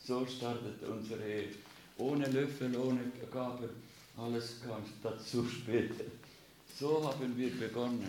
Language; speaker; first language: German; non-native, learner; Russian